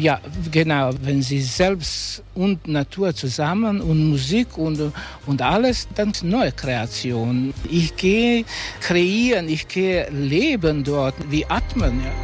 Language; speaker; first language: German; non-native, learner; Croatian